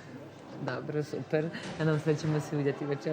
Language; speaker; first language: Bosnian; native; Bosnian